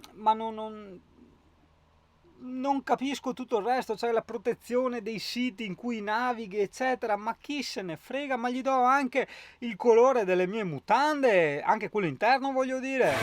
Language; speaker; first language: Italian; native; Italian